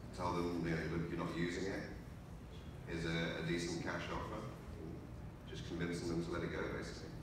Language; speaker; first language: English; native; English